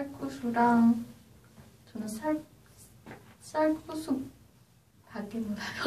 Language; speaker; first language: Korean; non-native, learner; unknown